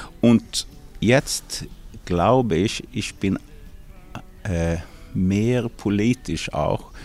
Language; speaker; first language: German; non-native, learner; Swedish